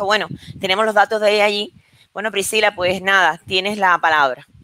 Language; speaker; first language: Spanish; native; Spanish